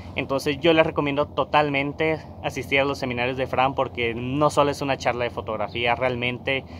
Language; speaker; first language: Spanish; native; Spanish